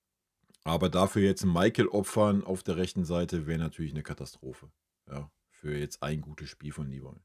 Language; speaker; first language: German; native; German